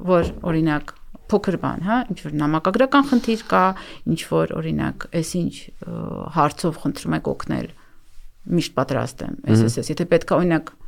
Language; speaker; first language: Armenian; native; Armenian